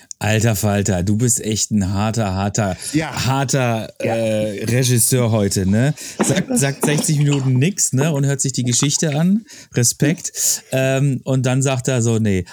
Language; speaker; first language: German; native; German